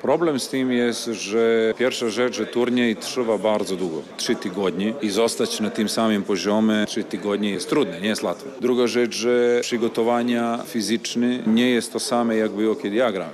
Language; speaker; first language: Polish; non-native, fluent; Serbian